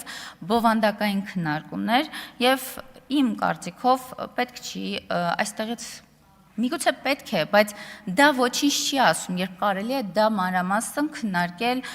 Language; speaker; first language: Armenian; native; Armenian